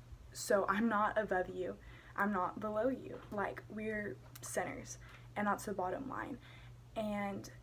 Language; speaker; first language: English; native; English